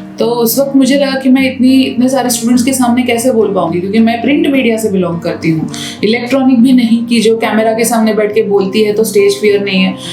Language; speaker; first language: Hindi; native; Hindi